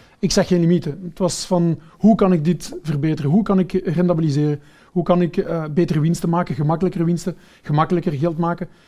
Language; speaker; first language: Dutch; early bilingual, other home language; Portuguese